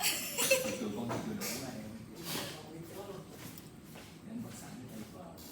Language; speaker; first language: Vietnamese; native; Vietnamese